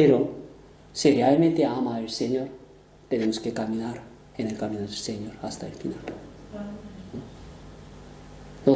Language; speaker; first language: Spanish; non-native, fluent; Korean